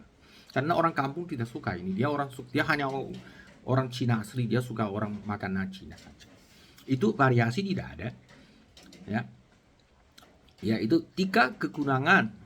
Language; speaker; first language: Indonesian; non-native, learner; Chinese